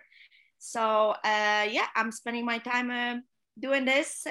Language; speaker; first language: English; non-native, fluent; Polish